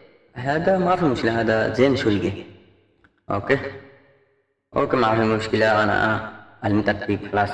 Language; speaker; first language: Arabic; non-native, learner; Bangla